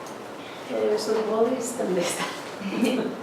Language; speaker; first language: Spanish; non-native, fluent; English